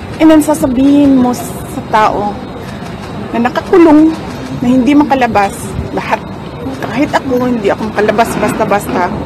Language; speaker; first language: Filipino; non-native, local second language; Cebuano